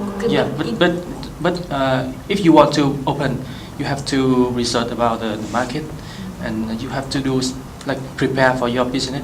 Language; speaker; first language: English; non-native, learner; Vietnamese